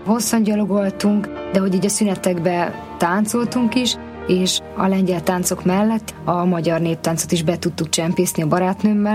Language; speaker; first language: Hungarian; native; Hungarian